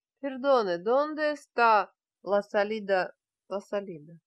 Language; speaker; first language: Spanish; non-native, fluent; Russian